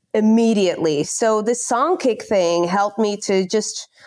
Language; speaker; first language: English; non-native, fluent; Dutch